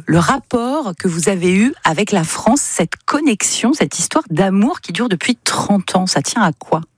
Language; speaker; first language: French; native; French